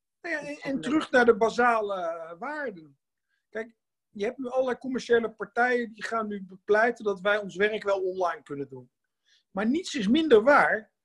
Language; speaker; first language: Dutch; native; Dutch